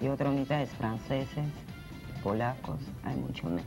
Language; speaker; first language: Spanish; non-native, learner; Russian